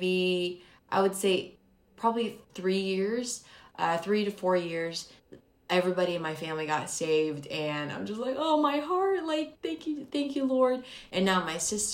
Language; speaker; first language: English; early bilingual, other home language; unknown